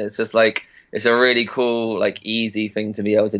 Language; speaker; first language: English; native; English